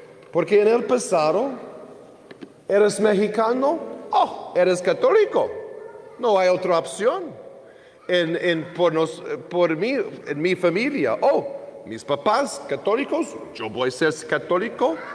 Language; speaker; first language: Spanish; non-native, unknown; English